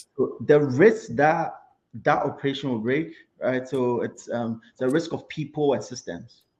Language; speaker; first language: English; non-native, local second language; Akan